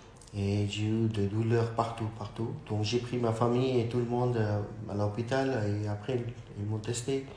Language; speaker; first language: French; non-native, learner; Urdu